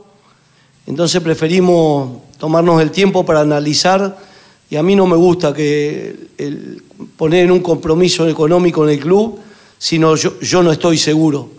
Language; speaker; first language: Spanish; native; Spanish